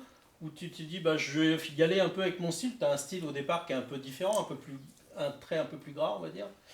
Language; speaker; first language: French; native; French